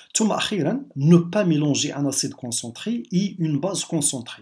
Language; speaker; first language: French; non-native, local second language; Arabic